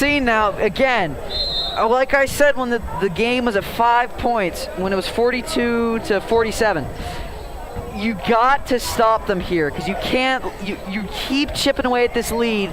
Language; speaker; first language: English; native; English